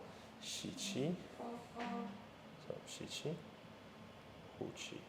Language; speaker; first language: Chinese; non-native, fluent; English